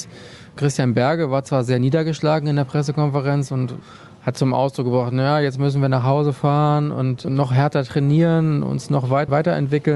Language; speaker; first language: German; native; German